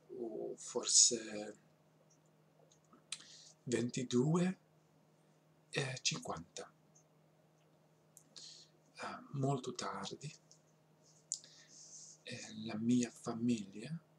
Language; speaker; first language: Italian; non-native, learner; English